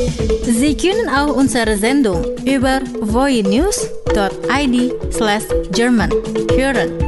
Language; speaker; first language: German; non-native, fluent; Indonesian